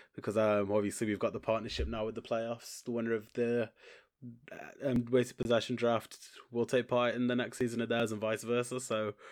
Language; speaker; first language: English; native; English